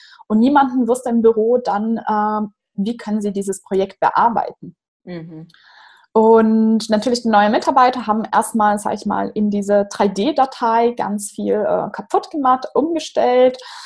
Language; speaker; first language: German; non-native, fluent; Portuguese